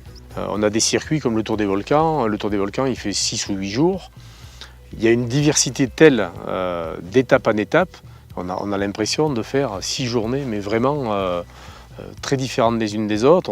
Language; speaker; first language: French; native; French